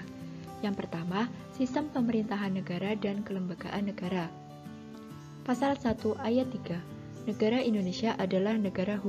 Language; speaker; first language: Indonesian; native; Indonesian